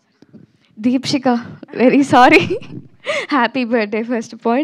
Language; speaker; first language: Telugu; non-native, learner; Tamil